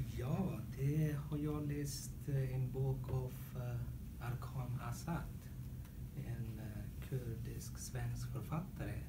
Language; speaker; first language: Swedish; non-native, learner; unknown